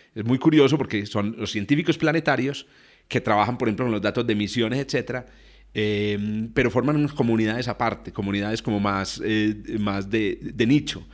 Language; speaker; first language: Spanish; native; Spanish